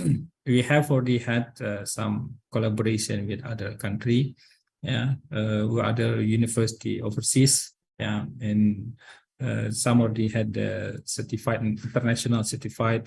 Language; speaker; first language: English; non-native, learner; Indonesian